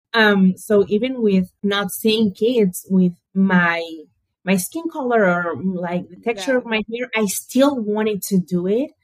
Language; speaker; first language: English; early bilingual, other home language; Portuguese